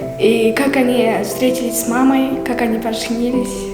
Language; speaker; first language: Russian; non-native, local second language; Kyrgyz